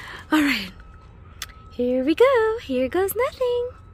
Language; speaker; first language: English; early bilingual, other home language; Spanish